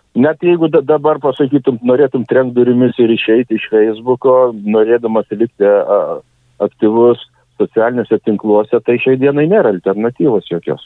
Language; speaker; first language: Lithuanian; native; Lithuanian